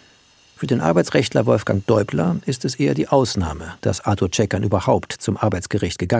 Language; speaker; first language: German; native; German